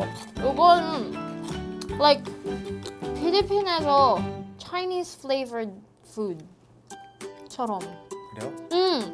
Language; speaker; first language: Korean; non-native, learner; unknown